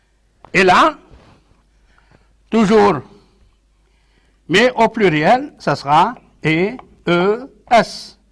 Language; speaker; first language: French; non-native, local second language; Arabic